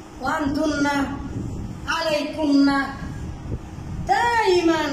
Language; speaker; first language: Arabic; non-native, fluent; Bangla